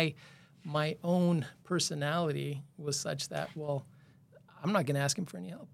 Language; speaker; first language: English; native; English